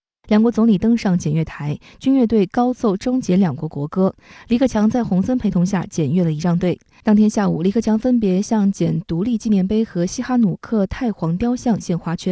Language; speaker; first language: Chinese; native; Chinese